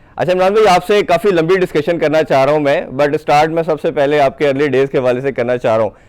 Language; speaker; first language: Urdu; non-native, local second language; Punjabi